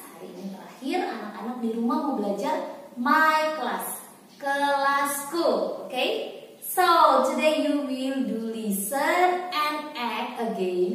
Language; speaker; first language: English; non-native, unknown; Indonesian